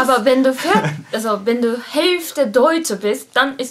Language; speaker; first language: German; non-native, learner; Japanese